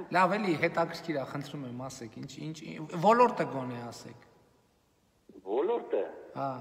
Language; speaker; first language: Armenian; native; Armenian